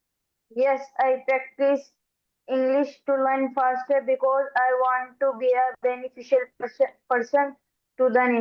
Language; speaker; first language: English; non-native, learner; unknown